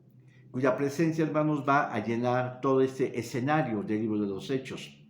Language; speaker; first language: Spanish; native; Spanish